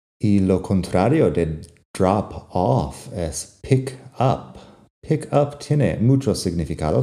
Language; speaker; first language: Spanish; non-native, fluent; English